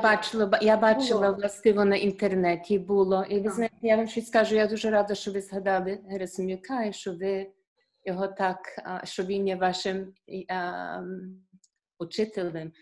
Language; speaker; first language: Ukrainian; early bilingual, heritage; Ukrainian